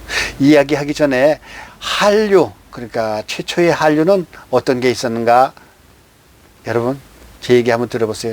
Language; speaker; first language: Korean; native; Korean